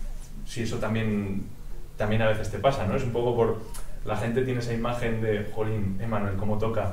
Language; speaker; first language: Spanish; native; Spanish